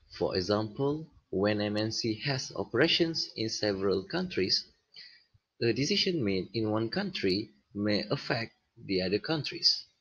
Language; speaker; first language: English; non-native, local second language; Malay